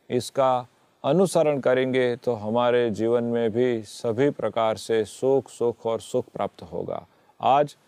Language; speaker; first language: Hindi; non-native, local second language; Gujarati